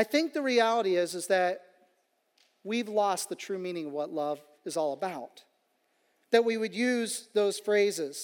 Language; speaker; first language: English; native; English